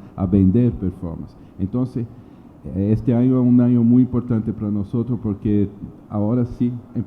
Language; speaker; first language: Spanish; non-native, learner; Portuguese